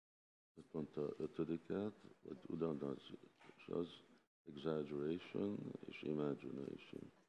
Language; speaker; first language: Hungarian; non-native, learner; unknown